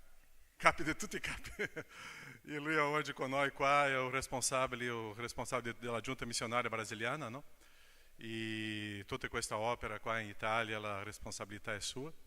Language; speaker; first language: Italian; non-native, fluent; Portuguese